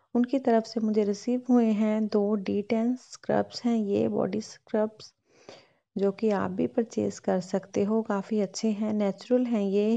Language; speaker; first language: Hindi; non-native, local second language; Punjabi